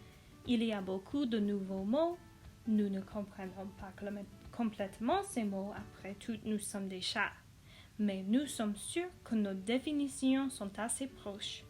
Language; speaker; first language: French; non-native, learner; English